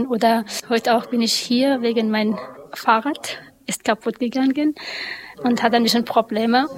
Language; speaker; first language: German; non-native, learner; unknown